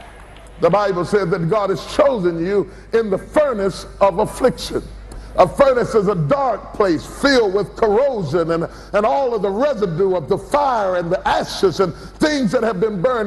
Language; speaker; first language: English; native; English